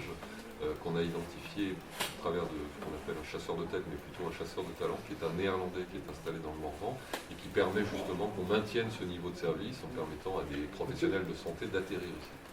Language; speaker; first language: French; native; French